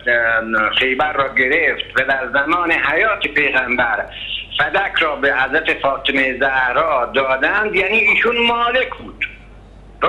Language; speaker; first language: Persian; native; Persian